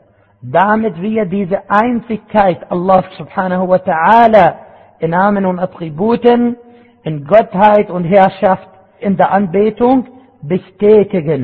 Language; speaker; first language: German; non-native, fluent; Arabic